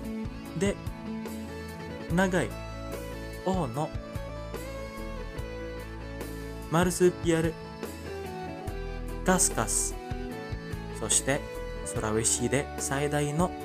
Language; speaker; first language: Japanese; non-native, fluent; Indonesian